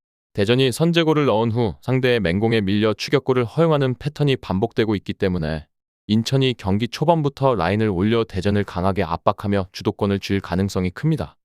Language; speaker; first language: Korean; native; Korean